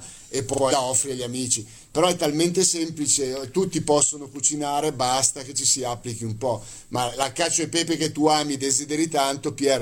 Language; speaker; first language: Italian; native; Italian